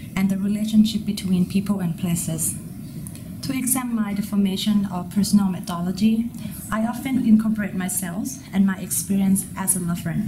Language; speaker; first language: English; non-native, fluent; Thai